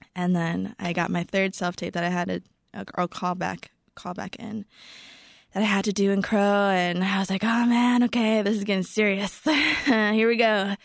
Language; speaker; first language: English; native; English